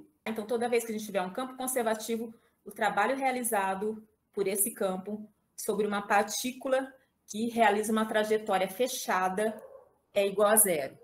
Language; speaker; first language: Portuguese; native; Portuguese